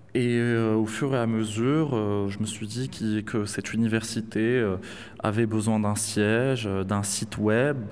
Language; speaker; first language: French; non-native, local second language; Arabic